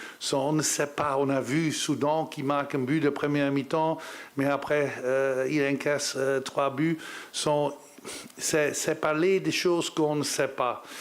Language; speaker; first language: French; non-native, learner; Dutch